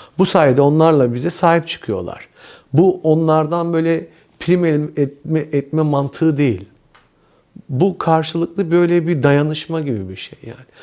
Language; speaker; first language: Turkish; early bilingual, heritage; Turkish